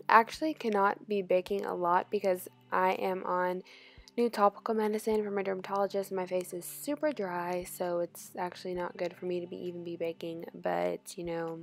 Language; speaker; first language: English; native; English